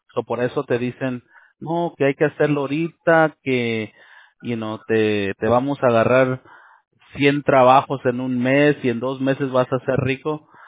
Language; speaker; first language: Spanish; early bilingual, heritage; Spanish